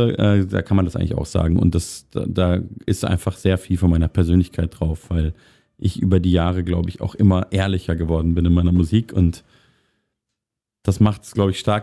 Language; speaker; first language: German; native; German